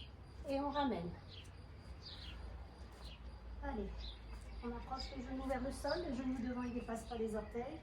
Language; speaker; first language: French; native; French